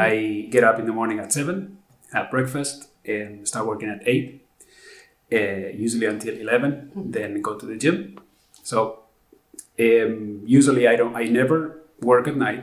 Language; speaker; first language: English; non-native, fluent; Spanish